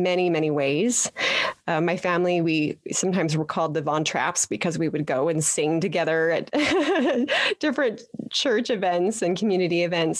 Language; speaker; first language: English; native; English